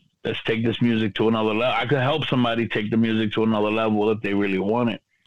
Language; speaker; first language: English; early bilingual, other home language; Spanish